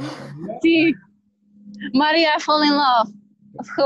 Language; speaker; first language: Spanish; non-native, learner; Polish